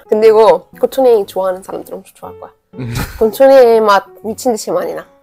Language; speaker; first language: Korean; non-native, fluent; Arabic